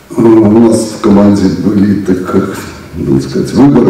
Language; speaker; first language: Polish; non-native, learner; Russian